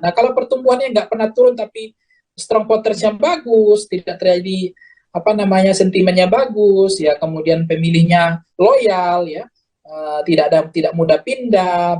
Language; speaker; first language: Indonesian; native; Indonesian